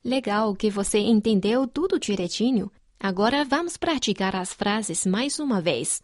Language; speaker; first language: Portuguese; non-native, fluent; Chinese